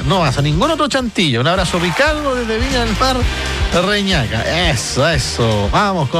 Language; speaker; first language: Spanish; native; Spanish